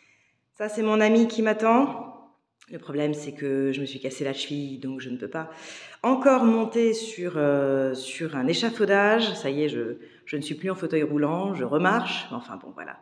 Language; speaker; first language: French; native; French